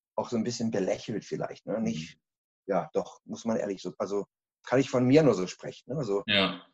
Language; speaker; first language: German; native; German